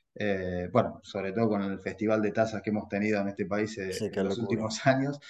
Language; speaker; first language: Spanish; native; Spanish